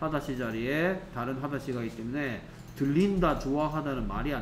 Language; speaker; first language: Korean; native; Korean